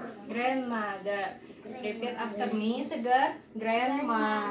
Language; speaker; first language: English; non-native, learner; Indonesian